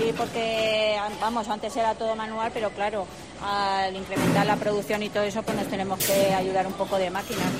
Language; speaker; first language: Spanish; native; Spanish